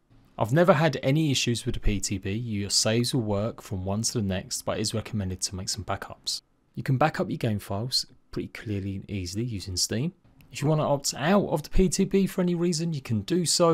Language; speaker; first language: English; native; English